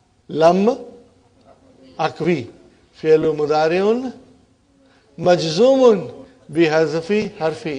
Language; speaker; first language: Arabic; non-native, fluent; Urdu